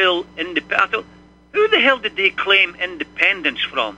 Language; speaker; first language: English; native; English